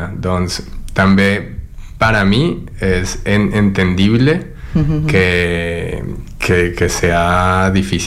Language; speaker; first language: Catalan; non-native, learner; Spanish